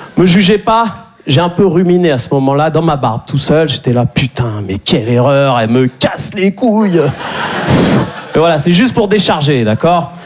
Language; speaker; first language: French; native; French